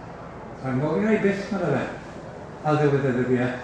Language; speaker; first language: Welsh; native; Welsh